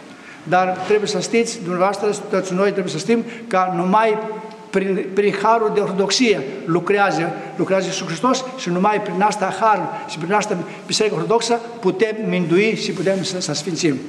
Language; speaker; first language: Romanian; non-native, fluent; Greek